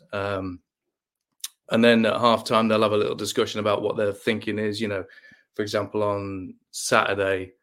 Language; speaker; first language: English; native; English